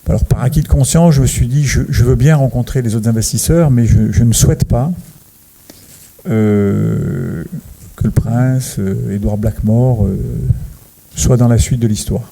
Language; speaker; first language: French; native; French